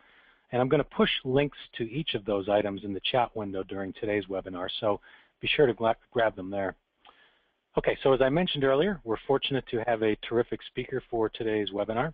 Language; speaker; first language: English; native; English